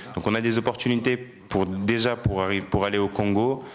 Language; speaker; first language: French; non-native, local second language; Wolof